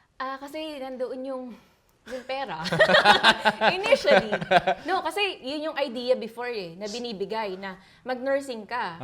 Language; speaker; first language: Filipino; native; Filipino